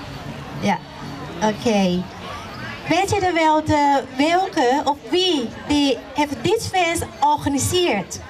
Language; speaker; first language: Dutch; non-native, learner; Thai